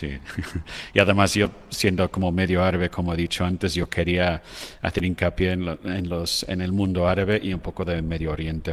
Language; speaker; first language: Spanish; non-native, fluent; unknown